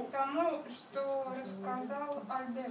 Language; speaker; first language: Russian; native; Russian